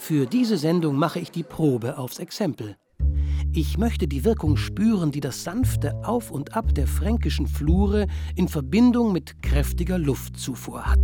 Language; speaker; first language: German; native; German